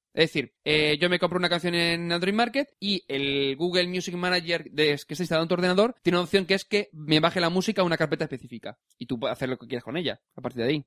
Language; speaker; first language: Spanish; native; Spanish